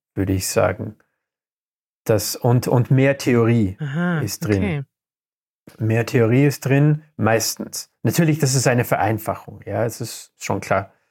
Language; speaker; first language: German; non-native, fluent; English